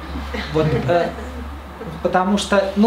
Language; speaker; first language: Russian; native; Russian